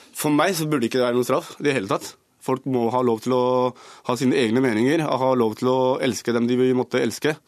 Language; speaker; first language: Norwegian; early bilingual, other home language; Urdu